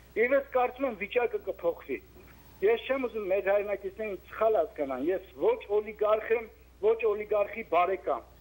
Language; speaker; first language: Armenian; native; Armenian